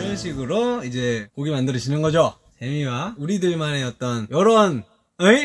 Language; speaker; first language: Korean; native; Korean